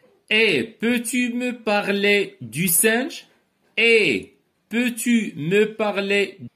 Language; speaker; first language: French; non-native, local second language; Arabic